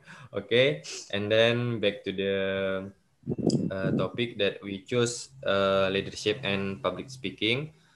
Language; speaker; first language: English; non-native, learner; Indonesian